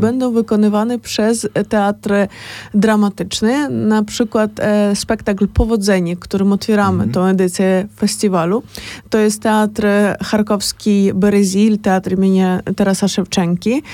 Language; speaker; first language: Polish; non-native, fluent; Ukrainian